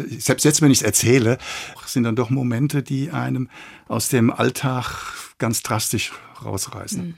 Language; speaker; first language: German; native; German